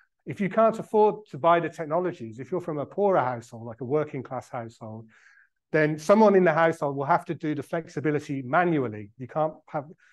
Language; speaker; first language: English; native; English